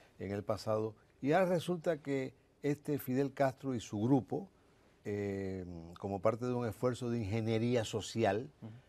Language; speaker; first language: Spanish; native; Spanish